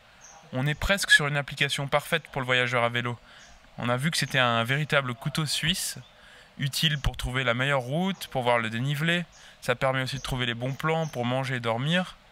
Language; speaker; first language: French; native; French